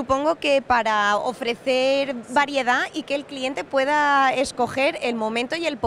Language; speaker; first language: Spanish; native; Spanish